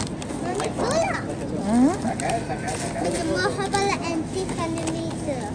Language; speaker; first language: Swedish; early bilingual, other home language; Mongolian